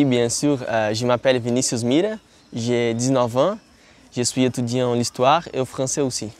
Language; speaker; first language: French; non-native, learner; Portuguese